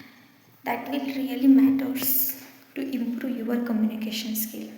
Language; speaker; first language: English; non-native, learner; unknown